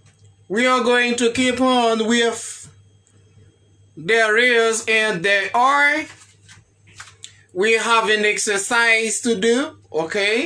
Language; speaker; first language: English; non-native, fluent; Haitian Creole